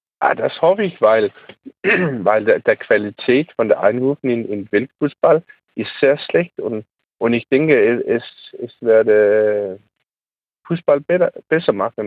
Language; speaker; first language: German; non-native, learner; Danish